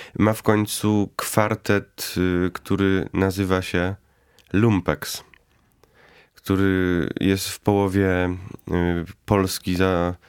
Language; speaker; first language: Polish; native; Polish